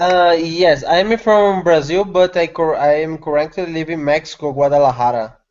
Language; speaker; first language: English; non-native, learner; Portuguese